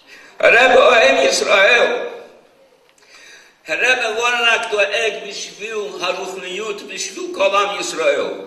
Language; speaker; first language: Hebrew; non-native, fluent; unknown